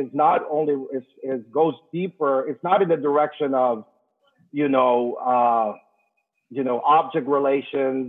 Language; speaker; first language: English; non-native, fluent; Spanish